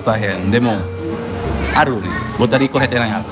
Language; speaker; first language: Japanese; non-native, learner; Indonesian